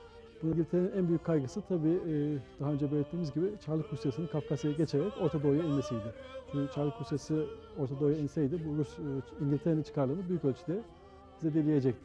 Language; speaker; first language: Turkish; native; Turkish